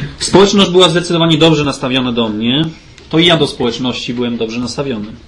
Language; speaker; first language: Polish; early bilingual, heritage; Polish